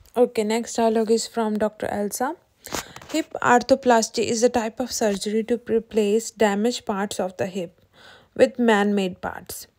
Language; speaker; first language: English; non-native, local second language; Punjabi